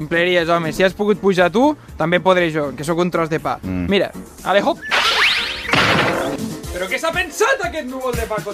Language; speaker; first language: Catalan; native; Catalan